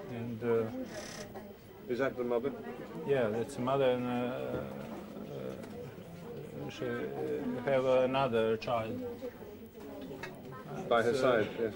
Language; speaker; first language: English; non-native, local second language; Croatian